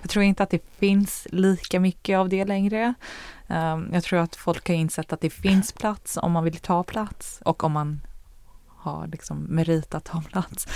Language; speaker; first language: Swedish; early bilingual, heritage; Swedish